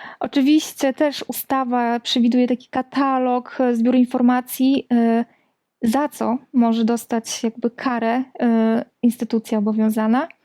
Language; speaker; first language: Polish; native; Polish